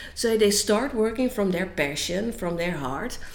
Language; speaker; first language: English; non-native, fluent; Dutch